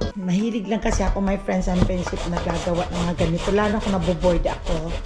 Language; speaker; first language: Filipino; non-native, local second language; Cebuano